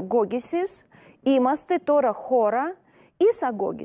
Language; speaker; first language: Greek; non-native, learner; Russian